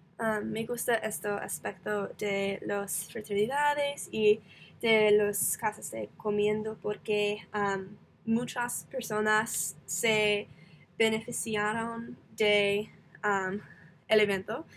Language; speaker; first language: Spanish; non-native, learner; English